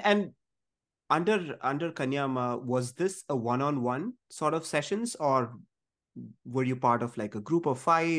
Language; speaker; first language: English; non-native, local second language; Malayalam